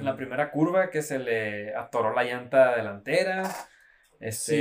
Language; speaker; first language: Spanish; native; Spanish